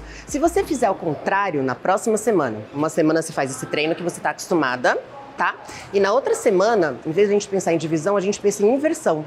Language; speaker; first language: Portuguese; native; Portuguese